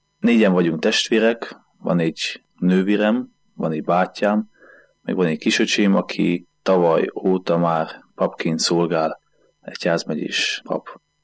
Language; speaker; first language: Hungarian; native; Hungarian